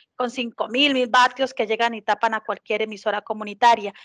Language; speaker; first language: Spanish; native; Spanish